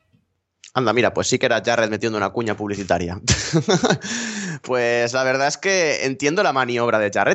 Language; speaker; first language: Spanish; native; Spanish